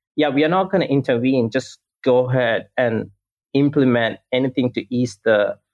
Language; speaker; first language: English; non-native, local second language; Sinhala